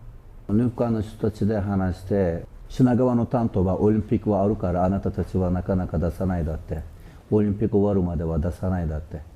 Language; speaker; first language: Japanese; non-native, learner; Turkish